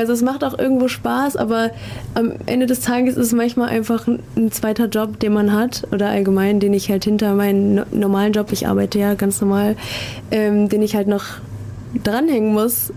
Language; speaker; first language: German; native; German